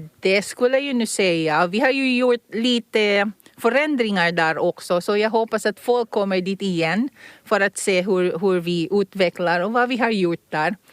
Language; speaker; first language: Swedish; non-native, fluent; Filipino